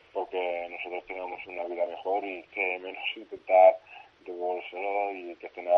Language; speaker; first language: Spanish; native; Spanish